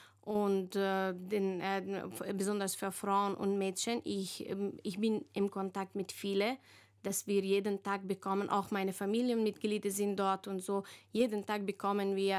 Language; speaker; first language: German; non-native, learner; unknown